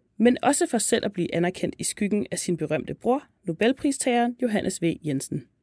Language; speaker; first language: Danish; native; Danish